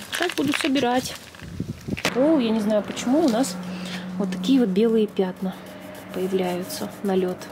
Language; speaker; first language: Russian; native; Russian